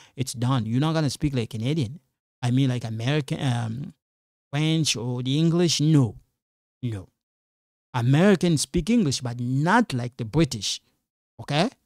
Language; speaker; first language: English; non-native, fluent; Lingala